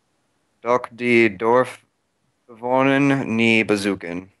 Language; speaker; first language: German; non-native, learner; English